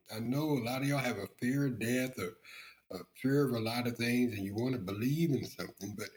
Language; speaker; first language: English; native; English